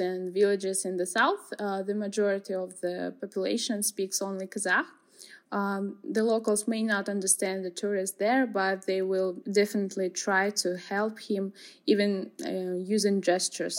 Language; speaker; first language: English; non-native, fluent; Kazakh